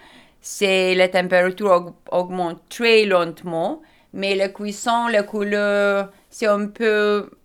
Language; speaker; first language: French; non-native, learner; Lithuanian